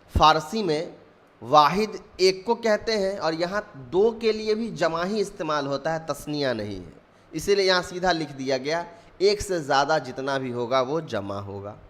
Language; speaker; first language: Urdu; native; Urdu